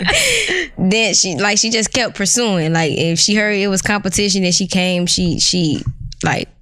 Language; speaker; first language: English; native; English